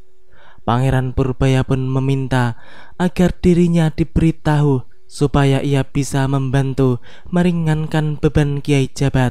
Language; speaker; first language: Indonesian; native; Indonesian